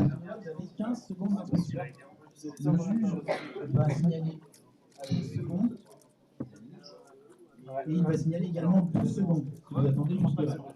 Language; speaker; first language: French; native; French